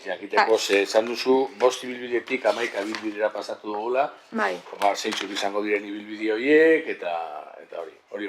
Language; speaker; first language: Basque; native; Basque